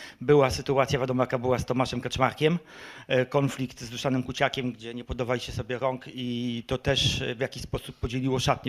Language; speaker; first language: Polish; native; Polish